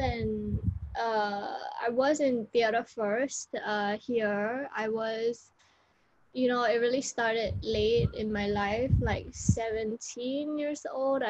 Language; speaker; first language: English; native; English